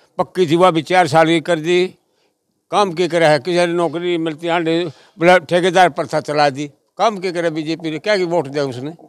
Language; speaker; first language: Hindi; native; Hindi